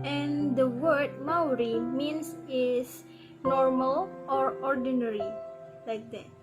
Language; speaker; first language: English; non-native, learner; Indonesian